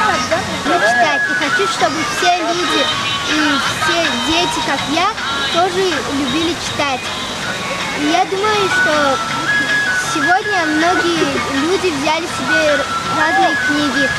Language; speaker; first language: Russian; non-native, local second language; Tajik